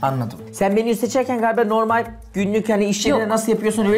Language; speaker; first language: Turkish; native; Turkish